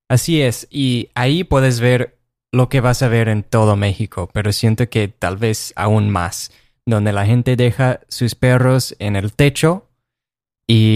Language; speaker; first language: Spanish; non-native, fluent; English